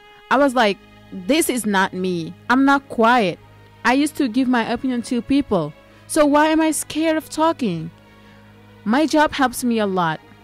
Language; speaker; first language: English; non-native, fluent; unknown